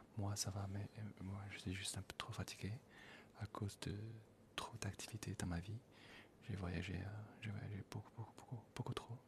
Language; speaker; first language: French; non-native, fluent; Chinese